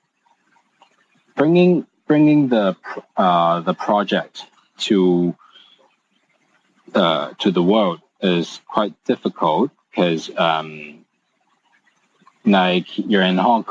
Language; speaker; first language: English; non-native, local second language; Cantonese